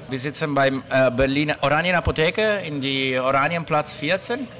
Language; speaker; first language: German; non-native, learner; Italian